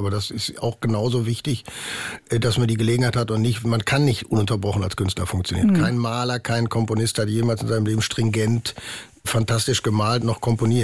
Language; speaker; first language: German; native; German